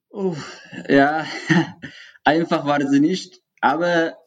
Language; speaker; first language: German; non-native, fluent; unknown